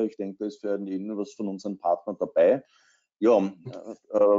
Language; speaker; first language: German; native; German